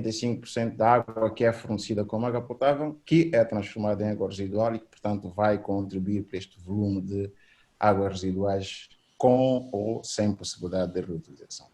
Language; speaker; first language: Portuguese; native; Portuguese